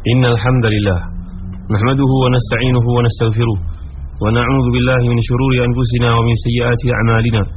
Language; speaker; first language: Malay; native; Malay